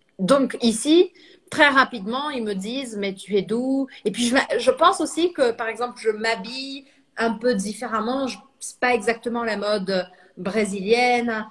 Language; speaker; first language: French; early bilingual, heritage; French